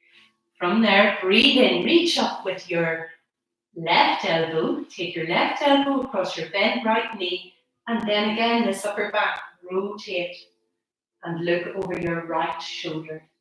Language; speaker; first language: English; native; English